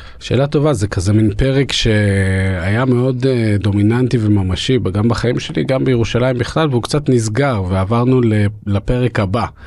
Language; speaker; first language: Hebrew; early bilingual, other home language; Russian